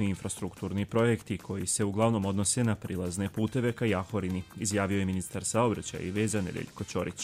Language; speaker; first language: Croatian; native; Croatian